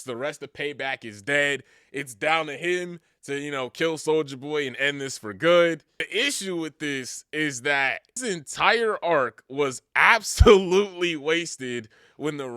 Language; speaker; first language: English; native; English